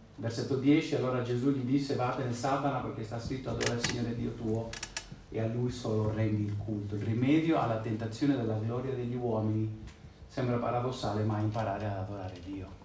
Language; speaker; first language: Italian; non-native, fluent; Spanish